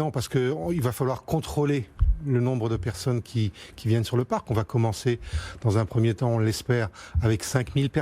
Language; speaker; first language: French; native; French